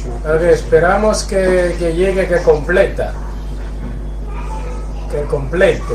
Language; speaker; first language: Spanish; non-native, fluent; Chinese